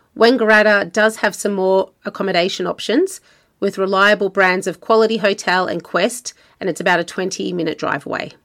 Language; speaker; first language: English; native; English